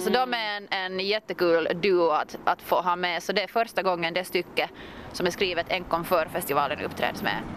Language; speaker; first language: Swedish; native; Swedish